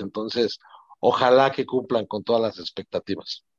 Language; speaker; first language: Spanish; native; Spanish